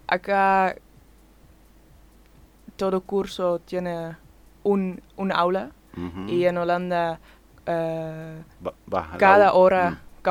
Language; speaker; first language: Spanish; non-native, learner; Dutch